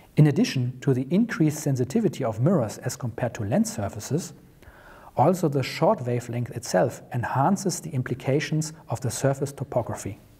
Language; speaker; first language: English; non-native, fluent; German